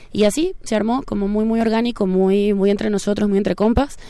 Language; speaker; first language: Spanish; native; Spanish